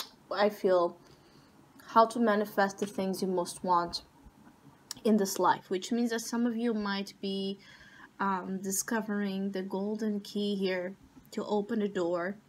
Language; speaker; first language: English; non-native, fluent; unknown